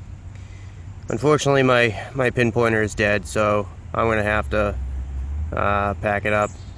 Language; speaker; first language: English; native; English